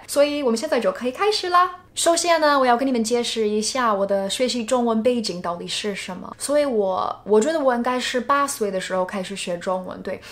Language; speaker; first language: Chinese; non-native, fluent; English